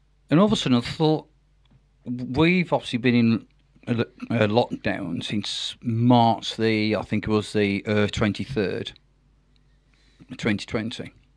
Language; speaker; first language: English; native; English